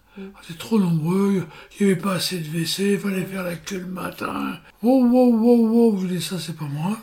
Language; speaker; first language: French; native; French